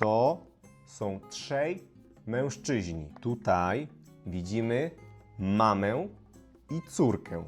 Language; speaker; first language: Polish; native; Polish